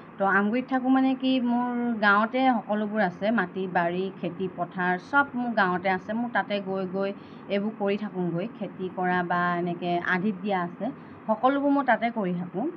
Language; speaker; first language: Assamese; non-native, local second language; Mising